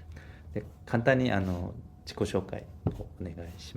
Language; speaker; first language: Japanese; non-native, fluent; Korean